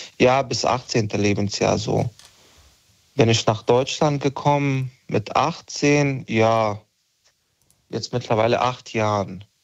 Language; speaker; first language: German; non-native, fluent; Bosnian